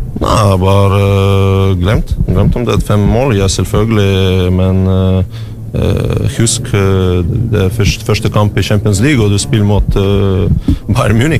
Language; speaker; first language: Norwegian; non-native, learner; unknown